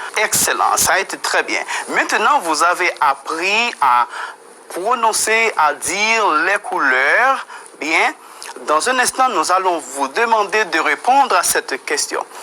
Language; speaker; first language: French; non-native, fluent; Spanish